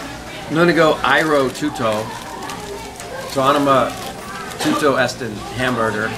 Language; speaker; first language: Greek; non-native, learner; English